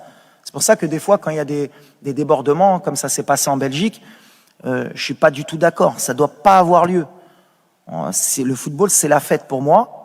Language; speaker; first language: French; native; French